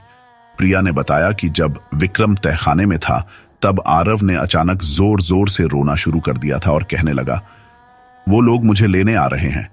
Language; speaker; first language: Hindi; native; Hindi